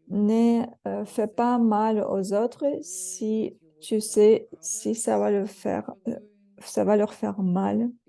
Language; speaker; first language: French; non-native, fluent; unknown